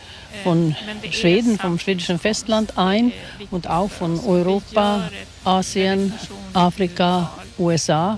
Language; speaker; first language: German; non-native, fluent; Swedish